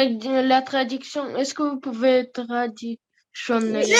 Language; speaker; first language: French; non-native, learner; Russian